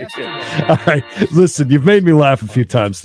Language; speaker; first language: English; native; English